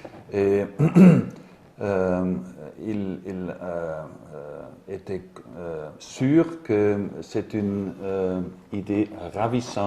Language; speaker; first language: French; non-native, learner; German